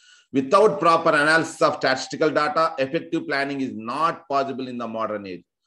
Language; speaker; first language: English; non-native, local second language; Telugu